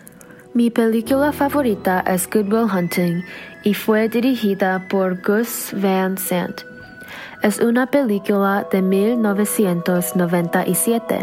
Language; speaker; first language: Spanish; non-native, learner; English